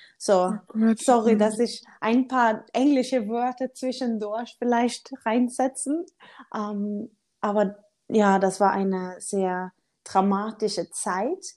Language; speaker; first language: German; non-native, learner; Swedish